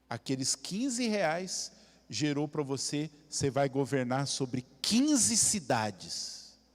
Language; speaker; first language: Portuguese; native; Portuguese